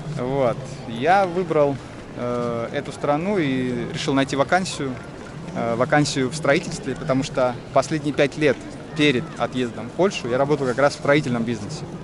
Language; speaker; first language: Russian; native; Russian